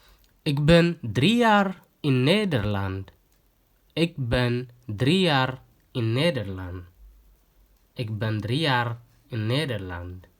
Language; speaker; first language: Dutch; non-native, learner; Tigrinya